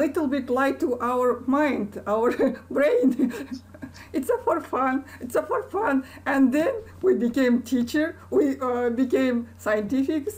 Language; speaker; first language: English; non-native, learner; Kazakh